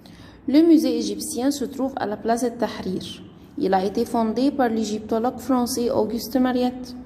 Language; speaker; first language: French; non-native, fluent; Arabic